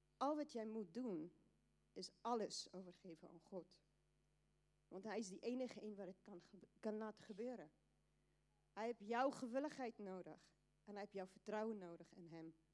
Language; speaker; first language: Dutch; non-native, fluent; Afrikaans